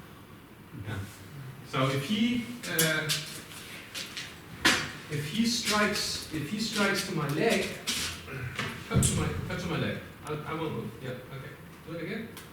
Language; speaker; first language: English; non-native, fluent; German